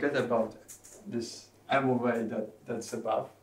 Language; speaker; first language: English; non-native, fluent; Polish